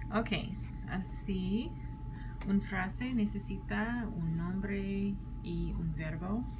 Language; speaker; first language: Spanish; non-native, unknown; English